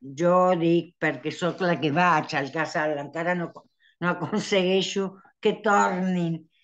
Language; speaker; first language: Catalan; early bilingual, heritage; Spanish